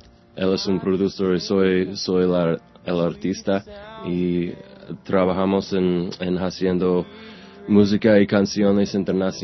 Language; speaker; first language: Spanish; non-native, learner; English